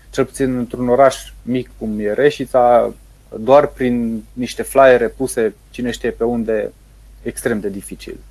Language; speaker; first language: Romanian; native; Romanian